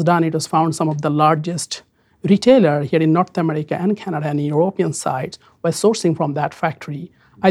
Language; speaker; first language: English; non-native, local second language; Bangla